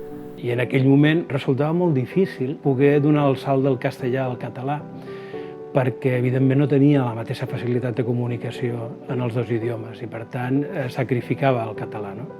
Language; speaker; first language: Catalan; non-native, local second language; Spanish